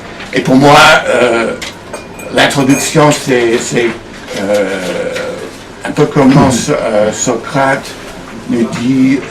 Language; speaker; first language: French; non-native, fluent; English